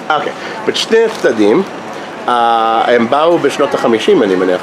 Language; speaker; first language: Hebrew; non-native, fluent; English